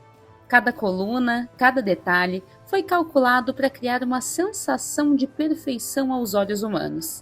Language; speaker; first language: Portuguese; native; Portuguese